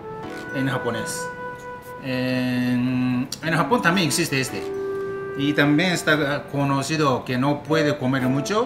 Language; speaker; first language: Spanish; non-native, learner; Japanese